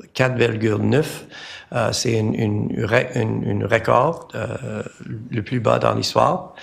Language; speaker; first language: French; non-native, learner; English